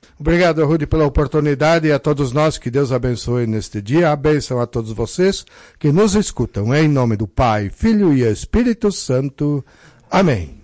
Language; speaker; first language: Portuguese; native; Portuguese